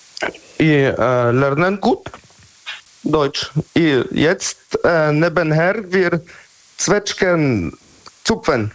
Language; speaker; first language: German; non-native, learner; Polish